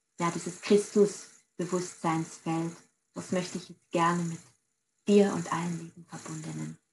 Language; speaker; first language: German; native; German